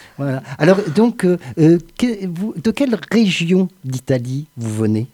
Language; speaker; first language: French; native; French